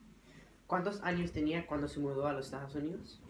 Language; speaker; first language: Spanish; early bilingual, heritage; English